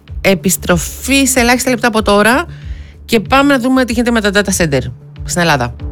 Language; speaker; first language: Greek; native; Greek